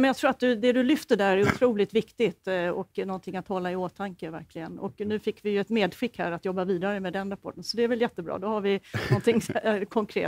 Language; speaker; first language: Swedish; native; Swedish